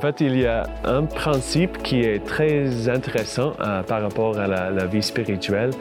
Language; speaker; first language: French; non-native, fluent; English